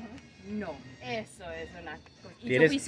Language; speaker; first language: Spanish; non-native, learner; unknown